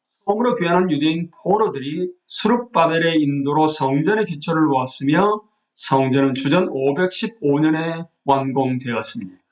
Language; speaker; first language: Korean; native; Korean